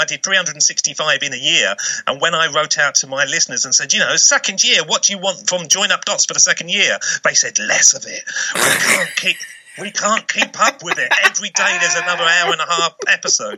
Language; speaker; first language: English; native; English